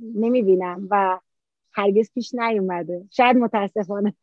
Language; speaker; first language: Persian; native; Persian